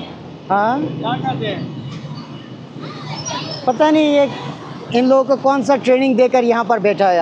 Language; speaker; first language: Hindi; non-native, learner; Bangla